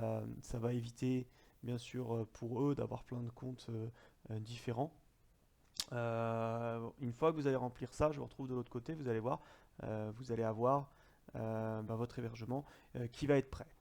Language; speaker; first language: French; native; French